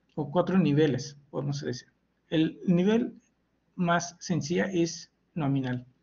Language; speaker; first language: Spanish; non-native, fluent; Hindi